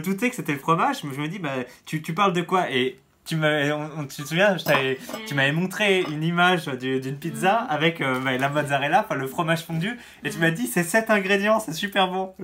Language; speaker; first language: French; native; French